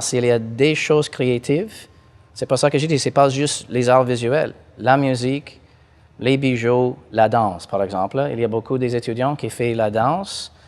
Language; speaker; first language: French; non-native, fluent; English